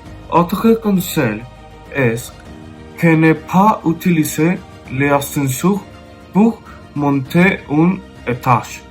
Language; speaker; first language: French; non-native, learner; Spanish